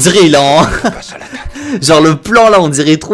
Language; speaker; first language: French; native; French